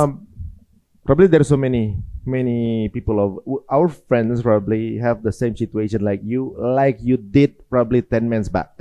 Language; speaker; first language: English; non-native, fluent; Indonesian